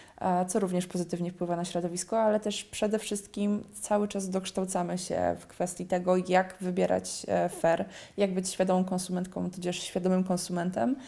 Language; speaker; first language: Polish; native; Polish